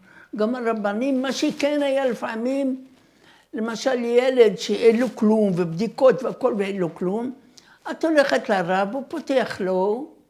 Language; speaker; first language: Hebrew; non-native, fluent; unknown